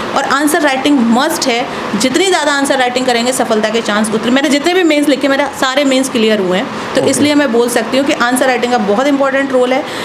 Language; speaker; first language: Hindi; native; Hindi